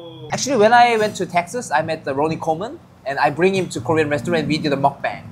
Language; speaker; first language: English; non-native, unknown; Korean